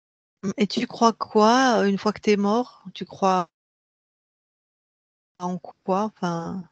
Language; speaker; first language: French; native; French